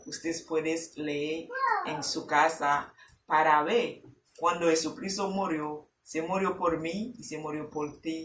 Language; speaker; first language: Spanish; non-native, learner; Haitian Creole